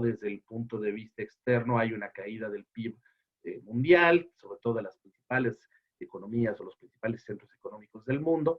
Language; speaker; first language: Spanish; native; Spanish